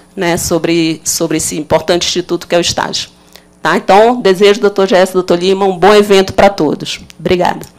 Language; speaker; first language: Portuguese; native; Portuguese